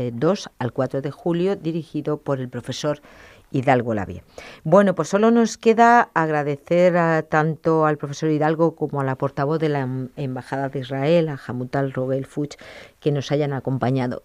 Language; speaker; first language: Spanish; native; Spanish